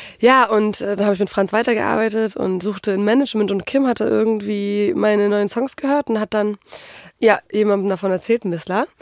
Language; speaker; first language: German; early bilingual, other home language; Polish